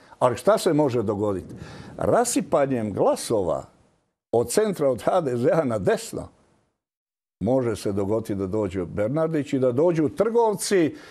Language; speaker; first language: Croatian; native; Croatian